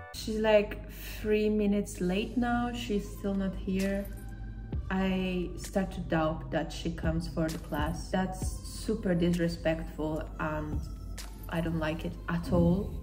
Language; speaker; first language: English; non-native, fluent; Polish